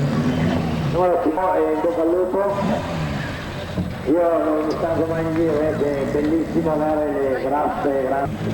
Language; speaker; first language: Italian; native; Italian